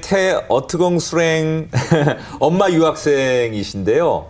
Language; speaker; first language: Korean; native; Korean